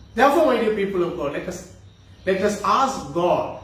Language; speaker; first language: English; non-native, local second language; Tamil